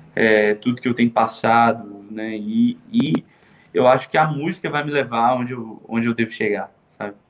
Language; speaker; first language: Portuguese; native; Portuguese